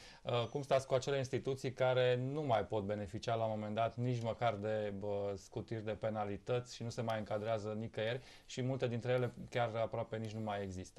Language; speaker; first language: Romanian; native; Romanian